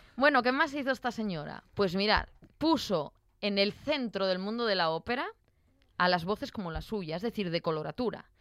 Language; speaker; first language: Spanish; native; Spanish